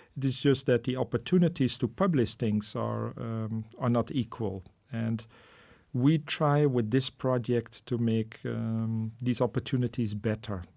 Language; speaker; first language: English; non-native, fluent; Dutch